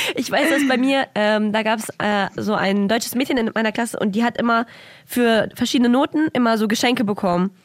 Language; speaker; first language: German; early bilingual, other home language; Russian